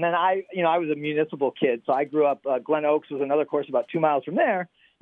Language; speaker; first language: English; native; English